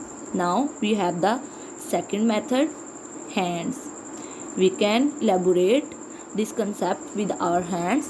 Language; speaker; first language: English; non-native, local second language; Urdu